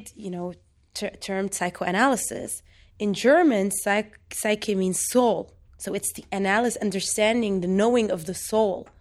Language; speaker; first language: English; non-native, fluent; Arabic